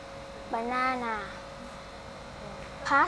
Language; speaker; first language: English; non-native, learner; Vietnamese